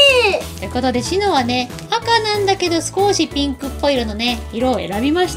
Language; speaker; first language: Japanese; native; Japanese